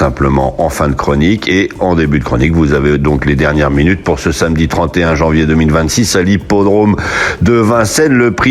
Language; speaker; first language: French; native; French